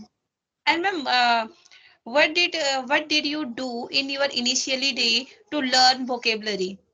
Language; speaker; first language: English; non-native, learner; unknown